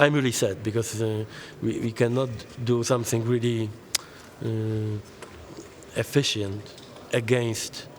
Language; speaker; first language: English; non-native, fluent; Polish